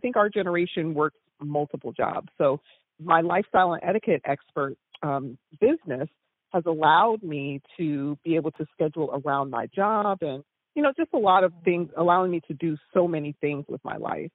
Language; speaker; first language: English; native; English